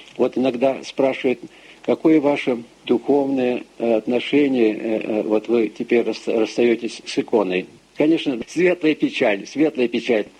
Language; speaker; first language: Russian; early bilingual, heritage; Russian